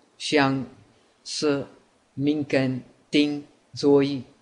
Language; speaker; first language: Chinese; non-native, fluent; Czech